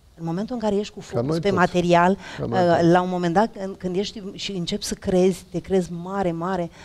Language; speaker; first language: Romanian; native; Romanian